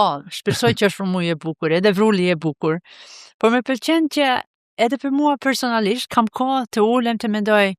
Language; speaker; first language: Albanian; non-native, fluent; Norwegian